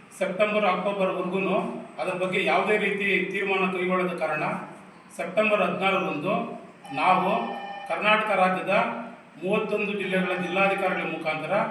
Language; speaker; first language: Kannada; native; Kannada